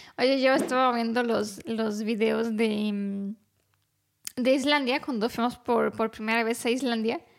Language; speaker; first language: Spanish; non-native, fluent; Romanian